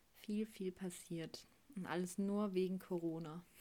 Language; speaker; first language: German; native; German